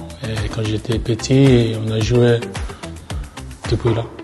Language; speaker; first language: French; non-native, learner; English